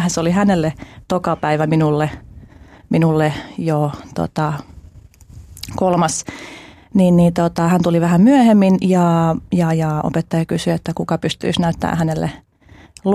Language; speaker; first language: Finnish; early bilingual, other home language; Albanian